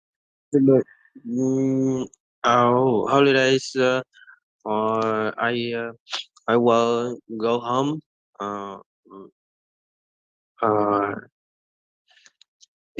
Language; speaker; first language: English; non-native, learner; Vietnamese